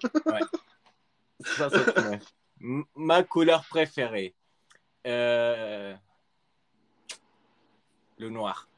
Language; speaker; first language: French; early bilingual, other home language; Spanish